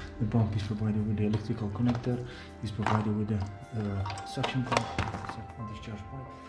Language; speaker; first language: English; non-native, fluent; Romanian